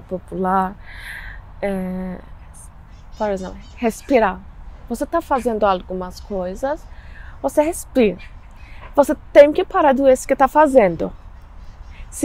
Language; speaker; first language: Portuguese; non-native, learner; Persian